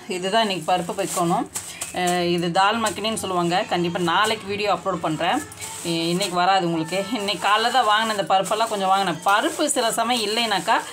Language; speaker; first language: Tamil; non-native, local second language; Telugu